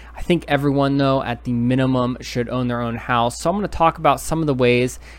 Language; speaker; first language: English; native; English